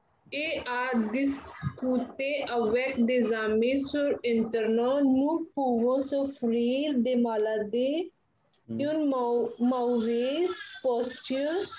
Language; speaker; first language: French; non-native, learner; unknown